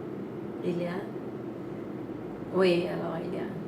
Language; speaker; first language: French; non-native, fluent; Portuguese